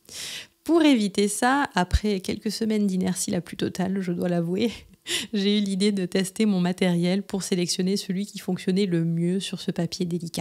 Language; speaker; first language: French; native; French